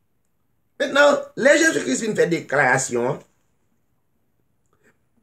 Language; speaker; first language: French; non-native, local second language; Haitian Creole